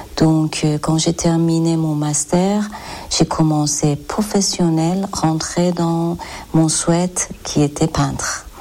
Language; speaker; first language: French; non-native, learner; Persian